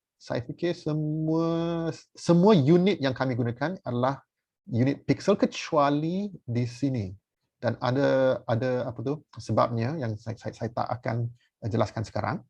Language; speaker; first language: Malay; non-native, fluent; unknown